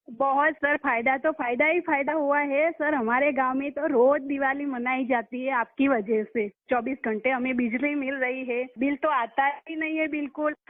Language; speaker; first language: Hindi; non-native, local second language; Gujarati